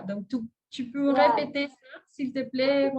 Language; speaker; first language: French; non-native, fluent; Spanish